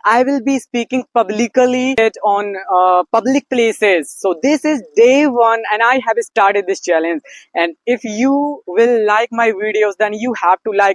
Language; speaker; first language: English; non-native, learner; Hindi